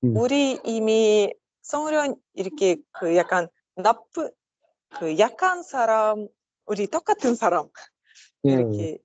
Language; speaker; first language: Korean; non-native, learner; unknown